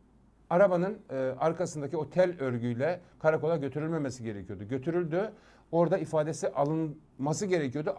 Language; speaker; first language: Turkish; native; Turkish